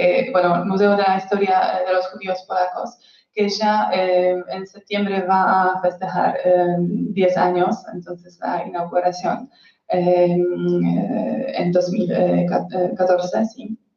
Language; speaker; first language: Spanish; non-native, fluent; Polish